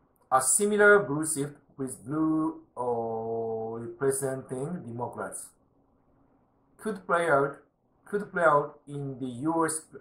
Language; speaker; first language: English; non-native, learner; Japanese